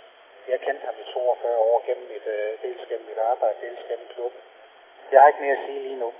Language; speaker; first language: Danish; native; Danish